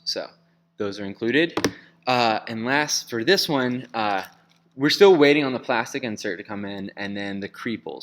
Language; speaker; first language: English; native; English